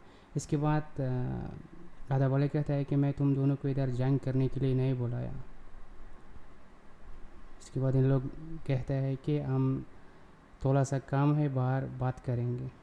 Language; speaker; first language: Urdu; non-native, local second language; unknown